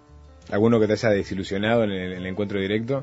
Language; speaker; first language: Spanish; native; Spanish